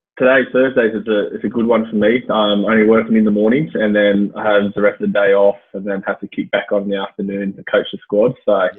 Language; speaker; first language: English; native; English